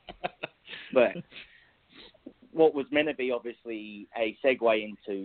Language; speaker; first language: English; native; English